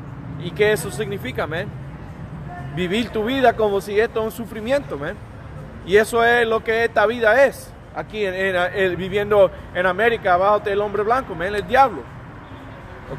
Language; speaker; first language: Spanish; early bilingual, heritage; Spanish